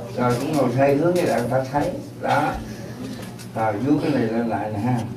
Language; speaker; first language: Vietnamese; early bilingual, heritage; Vietnamese